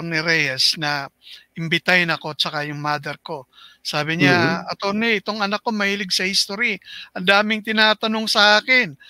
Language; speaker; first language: Filipino; non-native, local second language; Bikol